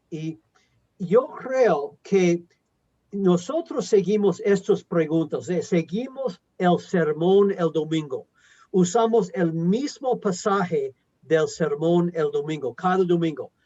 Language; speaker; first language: Spanish; non-native, fluent; English